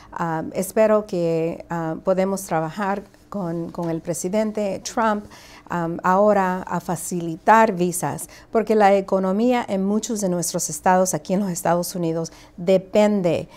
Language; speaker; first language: Spanish; early bilingual, heritage; Spanish